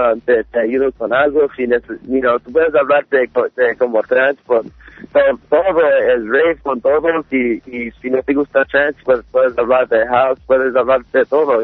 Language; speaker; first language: Spanish; early bilingual, heritage; English